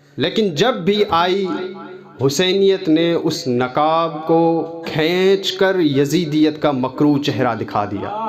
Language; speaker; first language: Urdu; non-native, local second language; Sindhi